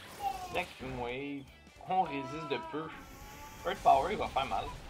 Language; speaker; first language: French; native; French